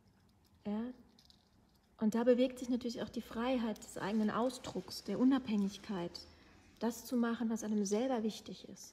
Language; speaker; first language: German; native; German